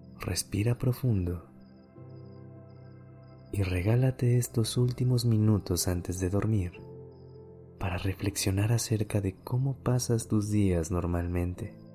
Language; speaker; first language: Spanish; native; Spanish